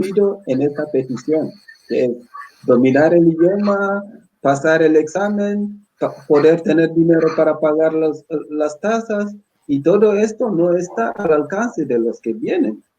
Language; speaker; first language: Spanish; non-native, fluent; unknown